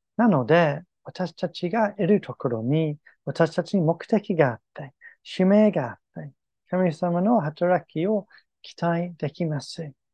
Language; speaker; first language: Japanese; non-native, fluent; English